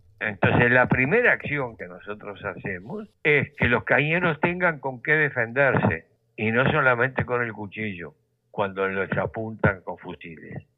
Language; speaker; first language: Spanish; native; Spanish